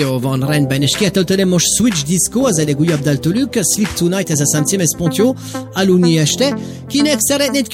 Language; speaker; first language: Hungarian; native; Hungarian